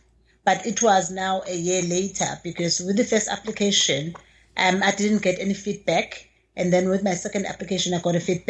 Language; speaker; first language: English; non-native, local second language; Zulu